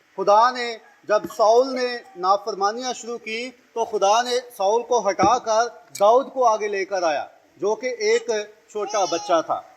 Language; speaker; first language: Urdu; non-native, local second language; Punjabi